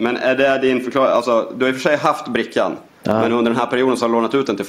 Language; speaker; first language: Swedish; native; Swedish